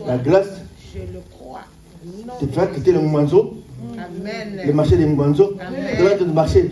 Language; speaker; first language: French; non-native, local second language; Lingala